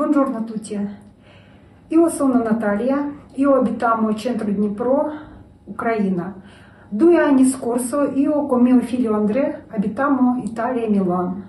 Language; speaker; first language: Italian; non-native, learner; Ukrainian